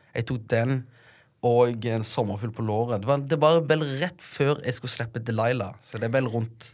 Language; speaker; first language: Norwegian; early bilingual, other home language; Tigrinya